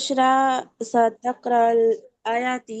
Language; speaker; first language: Arabic; non-native, learner; Urdu